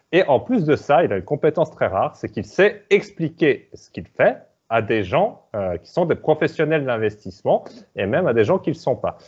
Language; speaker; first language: French; native; French